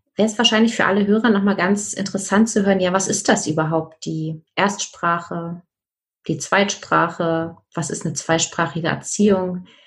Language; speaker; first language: German; native; German